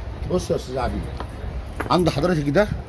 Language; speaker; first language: Arabic; native; Arabic